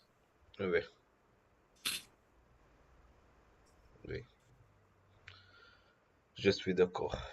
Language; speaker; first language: French; non-native, learner; Telugu